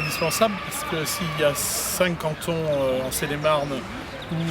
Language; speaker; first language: French; native; French